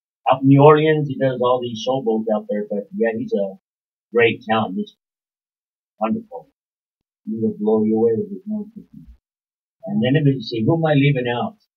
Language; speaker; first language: English; early bilingual, other home language; Spanish